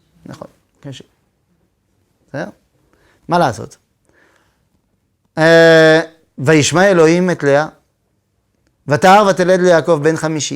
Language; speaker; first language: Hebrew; non-native, fluent; French